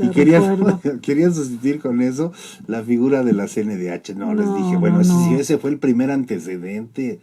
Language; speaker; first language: Spanish; native; Spanish